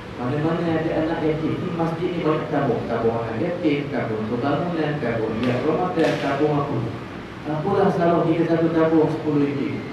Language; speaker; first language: Malay; native; Malay